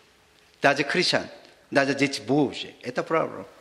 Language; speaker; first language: Russian; non-native, learner; Korean